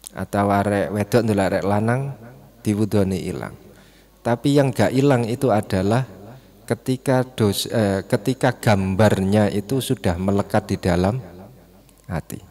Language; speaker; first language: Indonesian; non-native, local second language; Javanese